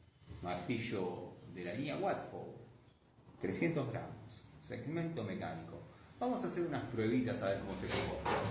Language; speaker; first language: Spanish; native; Spanish